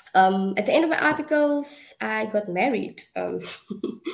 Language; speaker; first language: English; non-native, local second language; Afrikaans